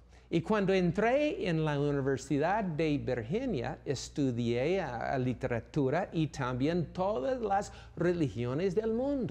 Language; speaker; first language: Spanish; non-native, fluent; English